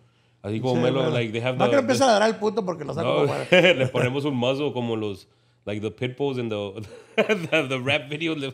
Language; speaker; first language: English; native; English